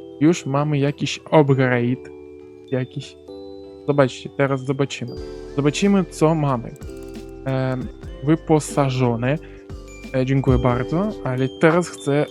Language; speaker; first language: Polish; non-native, learner; Ukrainian